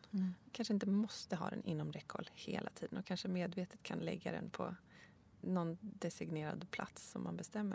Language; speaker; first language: Swedish; native; Swedish